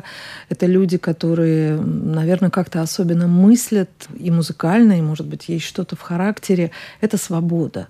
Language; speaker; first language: Russian; native; Russian